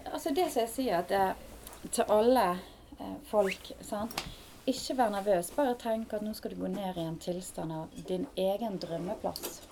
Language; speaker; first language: Norwegian; native; Norwegian